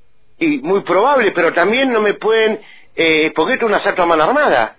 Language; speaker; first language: Spanish; native; Spanish